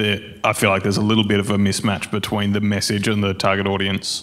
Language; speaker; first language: English; native; English